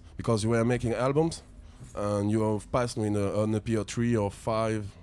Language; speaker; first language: English; non-native, learner; French